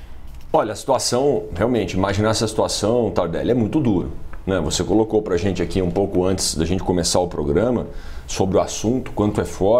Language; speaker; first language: Portuguese; native; Portuguese